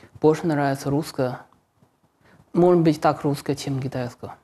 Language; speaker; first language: Russian; non-native, learner; Chinese